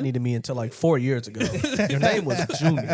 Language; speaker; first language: English; native; English